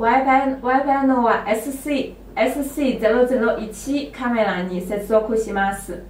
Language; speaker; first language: Japanese; non-native, learner; Chinese